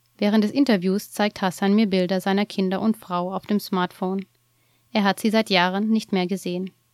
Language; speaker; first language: German; native; German